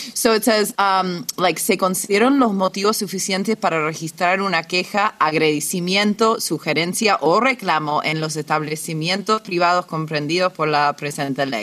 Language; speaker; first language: Spanish; non-native, fluent; English